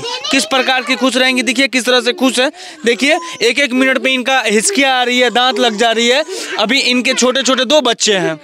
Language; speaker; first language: Hindi; native; Hindi